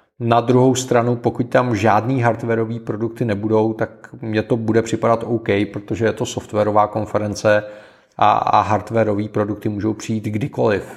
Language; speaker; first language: Czech; native; Czech